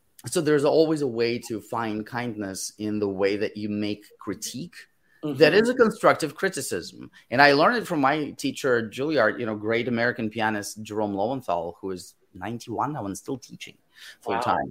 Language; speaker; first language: English; non-native, fluent; Russian